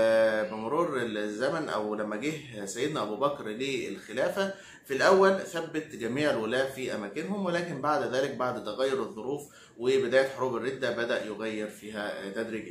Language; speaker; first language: Arabic; native; Arabic